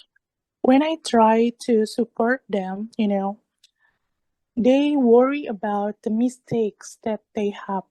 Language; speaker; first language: English; non-native, learner; Indonesian